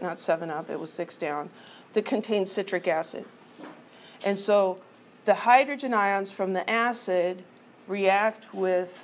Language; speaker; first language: English; native; English